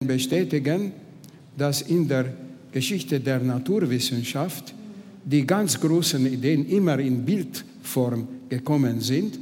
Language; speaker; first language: German; non-native, fluent; Hungarian